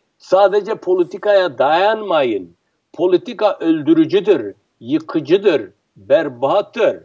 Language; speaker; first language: Turkish; non-native, local second language; Kurdish